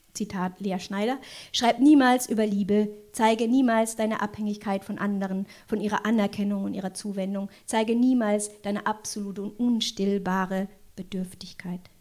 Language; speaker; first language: German; non-native, local second language; French